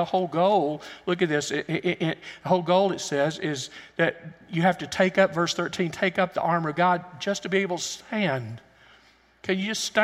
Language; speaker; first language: English; native; English